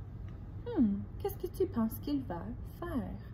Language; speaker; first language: French; non-native, fluent; English